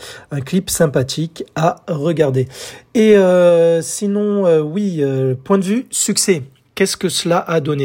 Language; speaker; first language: French; native; French